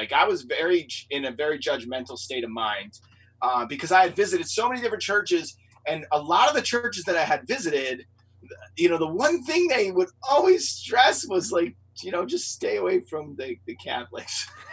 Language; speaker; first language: English; native; English